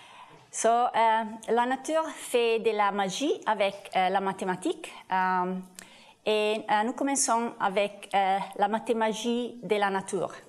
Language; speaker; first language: French; non-native, learner; Italian